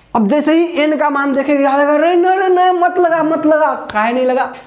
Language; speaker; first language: Hindi; native; Hindi